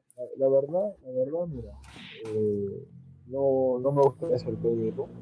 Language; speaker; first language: Spanish; native; Spanish